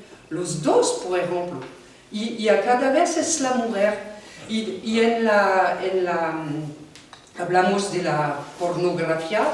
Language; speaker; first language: Spanish; non-native, fluent; French